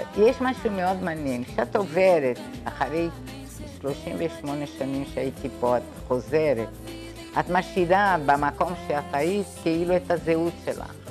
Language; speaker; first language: Hebrew; non-native, fluent; Portuguese